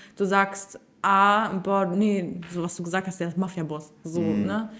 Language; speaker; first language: German; early bilingual, other home language; Turkish